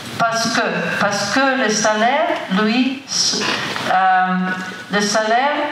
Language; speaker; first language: French; non-native, fluent; Italian